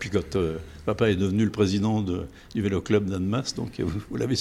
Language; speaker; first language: French; native; French